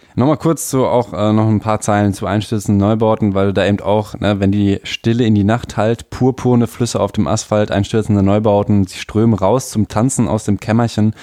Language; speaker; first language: German; native; German